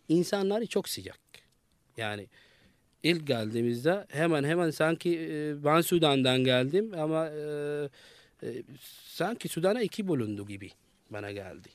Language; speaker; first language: Turkish; non-native, fluent; Arabic